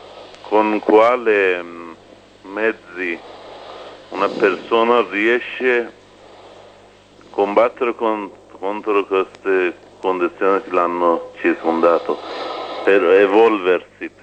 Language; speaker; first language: Italian; non-native, fluent; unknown